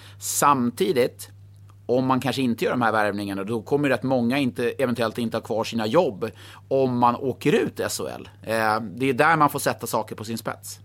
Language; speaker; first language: Swedish; native; Swedish